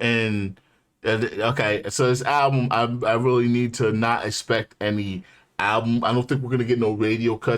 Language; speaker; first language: English; native; English